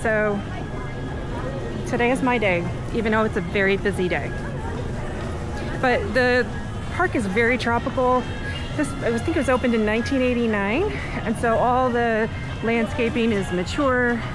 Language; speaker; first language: English; native; English